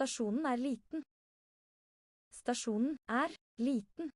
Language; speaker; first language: Norwegian; non-native, learner; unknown